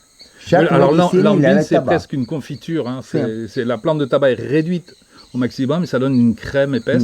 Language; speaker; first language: French; native; French